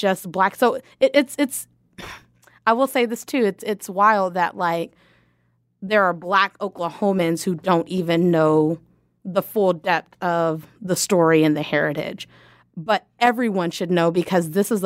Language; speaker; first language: English; native; English